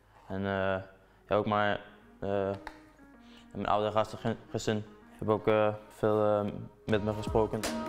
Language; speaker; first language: Dutch; non-native, learner; Danish